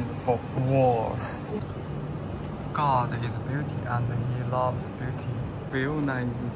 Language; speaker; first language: English; non-native, learner; Chinese